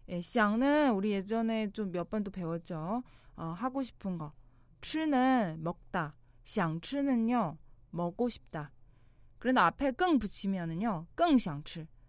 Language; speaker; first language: Korean; non-native, fluent; Chinese